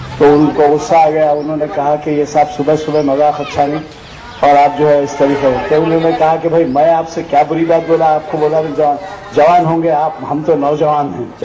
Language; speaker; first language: Hindi; non-native, local second language; Urdu